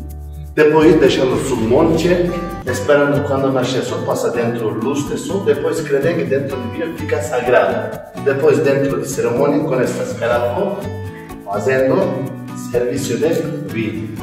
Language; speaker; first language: Portuguese; non-native, learner; Turkish